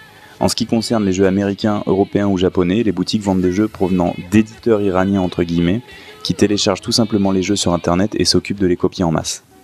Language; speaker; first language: French; native; French